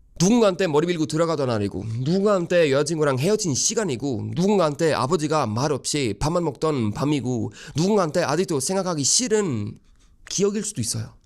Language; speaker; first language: Korean; non-native, fluent; Swedish